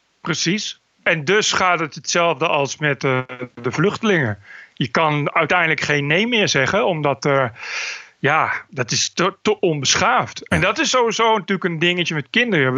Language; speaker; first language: Dutch; native; Dutch